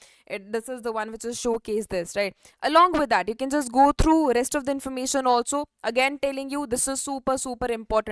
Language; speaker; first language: English; non-native, local second language; Hindi